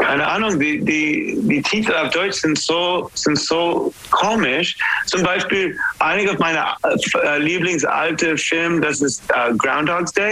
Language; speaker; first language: German; non-native, learner; English